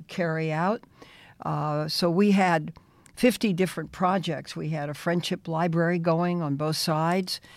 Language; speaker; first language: English; native; English